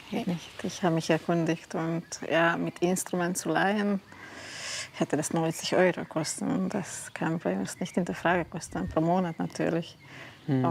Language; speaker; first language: German; non-native, learner; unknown